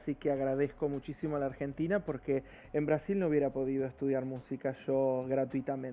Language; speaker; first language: Spanish; early bilingual, other home language; Portuguese